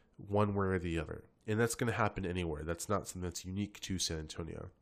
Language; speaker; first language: English; native; English